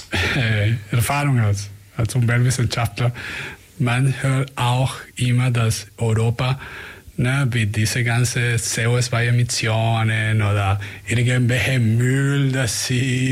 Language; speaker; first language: German; non-native, fluent; Spanish